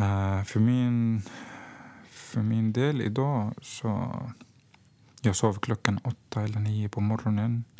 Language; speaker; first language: Swedish; non-native, fluent; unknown